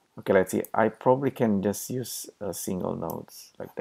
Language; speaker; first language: English; non-native, fluent; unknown